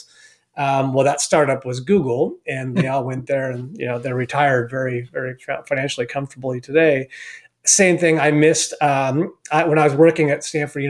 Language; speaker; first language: English; native; English